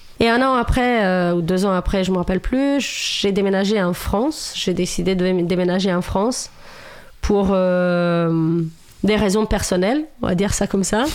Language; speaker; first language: French; non-native, fluent; Romanian